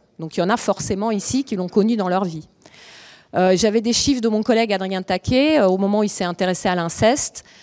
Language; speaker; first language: French; early bilingual, other home language; Romanian